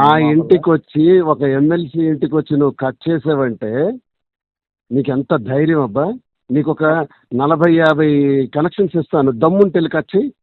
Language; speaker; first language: Telugu; native; Telugu